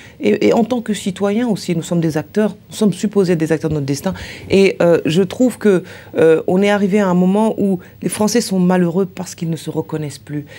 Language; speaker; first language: French; native; French